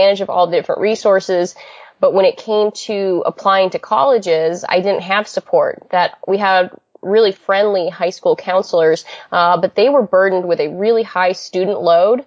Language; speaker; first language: English; native; English